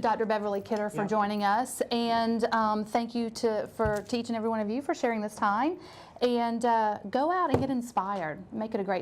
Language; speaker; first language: English; native; English